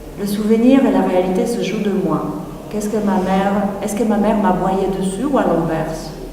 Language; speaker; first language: French; non-native, fluent; Czech